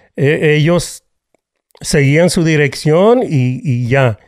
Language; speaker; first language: Spanish; early bilingual, heritage; Spanish